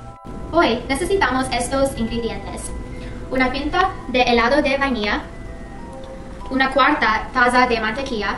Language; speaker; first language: Spanish; non-native, learner; English